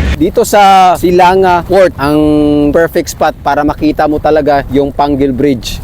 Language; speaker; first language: Filipino; non-native, local second language; Cebuano